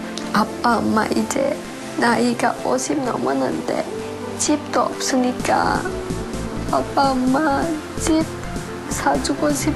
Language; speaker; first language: Korean; non-native, learner; Vietnamese